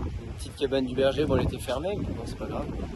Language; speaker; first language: French; native; French